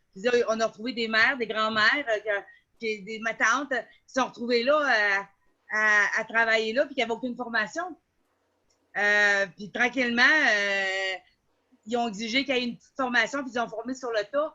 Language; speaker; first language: French; native; French